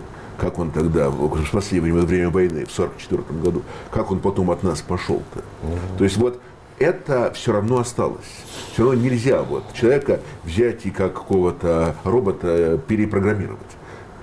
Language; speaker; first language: Russian; native; Russian